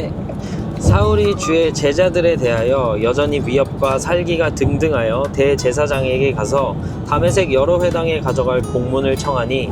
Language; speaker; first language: Korean; native; Korean